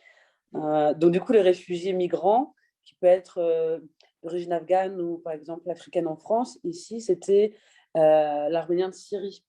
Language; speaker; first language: French; early bilingual, other home language; Persian